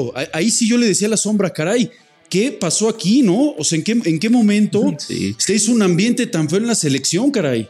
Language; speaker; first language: Spanish; native; Spanish